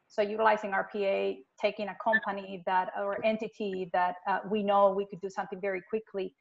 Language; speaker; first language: English; non-native, fluent; Spanish